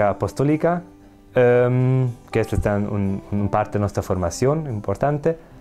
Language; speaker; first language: Spanish; non-native, learner; Hungarian